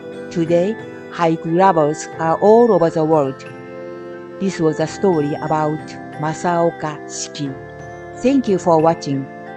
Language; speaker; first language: English; non-native, fluent; Japanese